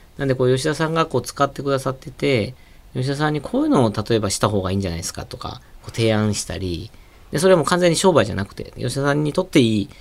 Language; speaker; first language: Japanese; native; Japanese